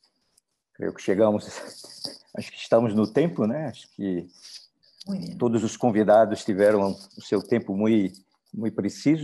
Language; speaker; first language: Portuguese; non-native, learner; Spanish